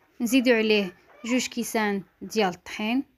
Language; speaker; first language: Arabic; native; Arabic